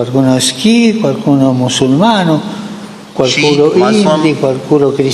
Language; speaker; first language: Italian; early bilingual, heritage; Spanish